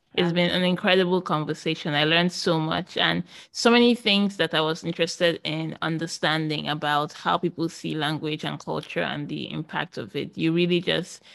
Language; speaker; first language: English; native; English